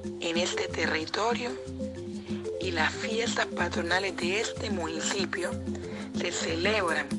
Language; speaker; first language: Spanish; native; Spanish